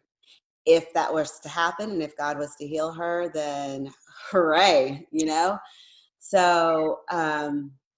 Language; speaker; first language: English; native; English